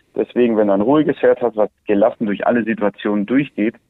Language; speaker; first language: German; early bilingual, other home language; Spanish